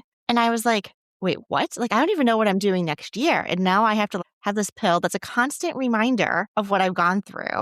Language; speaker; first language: English; native; English